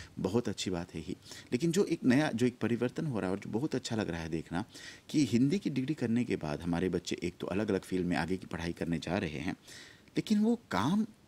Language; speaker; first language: Hindi; early bilingual, heritage; Hindi